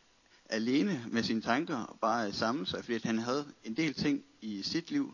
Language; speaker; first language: Danish; native; Danish